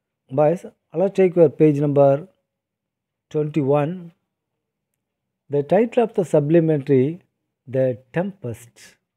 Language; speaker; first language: English; non-native, local second language; Tamil